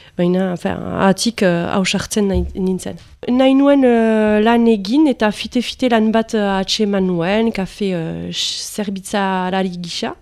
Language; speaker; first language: Basque; non-native, local second language; French